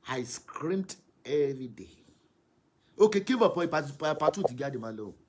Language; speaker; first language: English; non-native, local second language; Yoruba